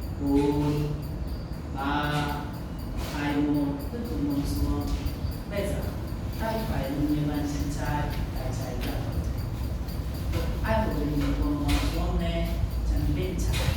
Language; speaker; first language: Vietnamese; non-native, learner; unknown